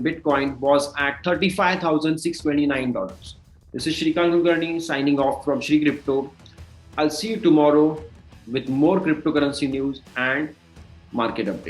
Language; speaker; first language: English; non-native, local second language; Marathi